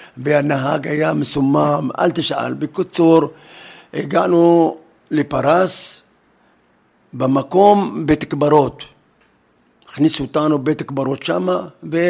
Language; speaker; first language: Hebrew; non-native, fluent; Arabic